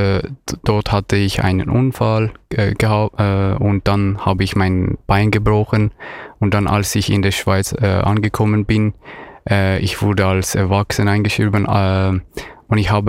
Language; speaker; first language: German; non-native, fluent; Persian